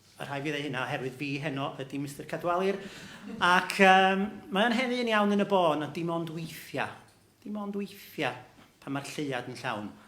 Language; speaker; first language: Welsh; native; Welsh